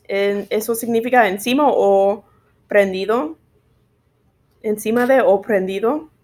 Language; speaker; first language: Spanish; non-native, learner; English